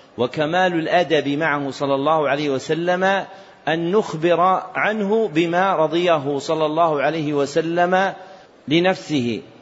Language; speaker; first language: Arabic; native; Arabic